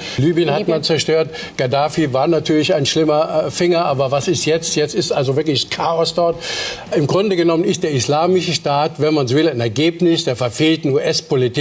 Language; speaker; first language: German; native; German